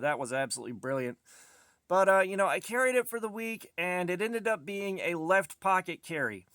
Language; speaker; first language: English; native; English